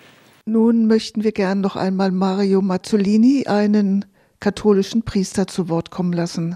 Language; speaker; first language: German; native; German